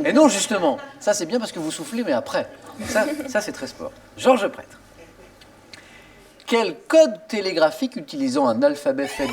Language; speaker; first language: French; native; French